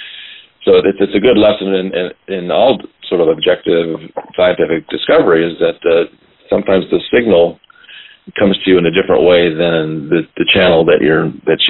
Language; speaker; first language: English; native; English